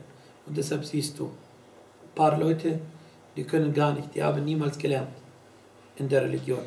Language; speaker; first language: German; non-native, fluent; Arabic